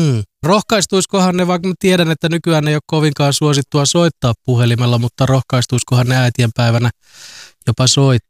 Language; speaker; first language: Finnish; native; Finnish